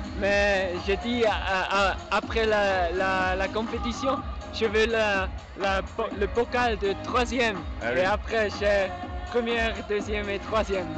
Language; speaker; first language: French; non-native, learner; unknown